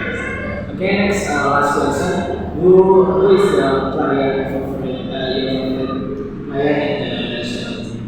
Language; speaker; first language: English; non-native, learner; Indonesian